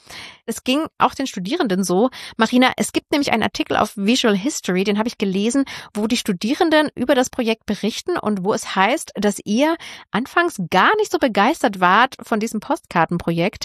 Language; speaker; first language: German; native; German